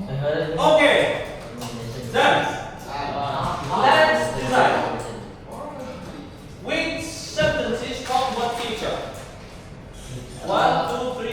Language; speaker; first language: English; non-native, learner; Indonesian